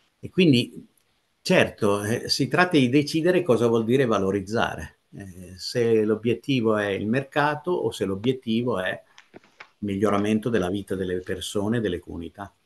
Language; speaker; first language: Italian; native; Italian